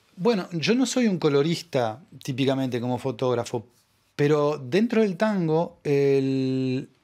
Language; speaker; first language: Spanish; native; Spanish